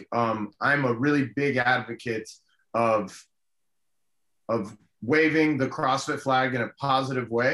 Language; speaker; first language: English; early bilingual, other home language; Spanish